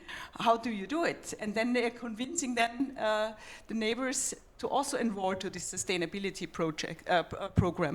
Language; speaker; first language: English; non-native, fluent; German